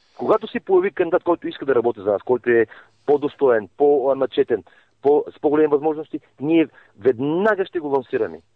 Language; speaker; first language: Bulgarian; non-native, local second language; Turkish